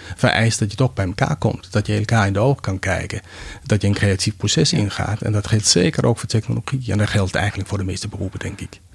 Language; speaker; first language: Dutch; non-native, fluent; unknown